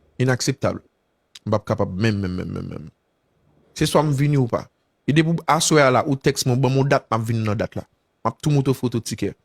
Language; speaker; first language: Haitian Creole; native; Haitian Creole